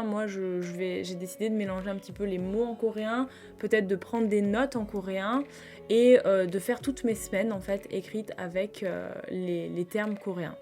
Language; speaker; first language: French; native; French